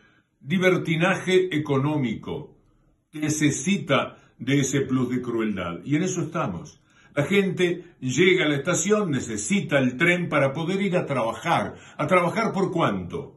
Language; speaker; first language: Spanish; native; Spanish